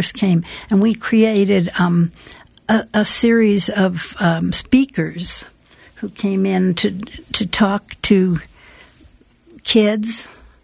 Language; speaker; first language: English; native; English